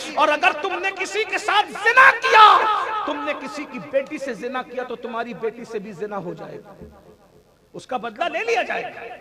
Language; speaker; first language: Urdu; native; Urdu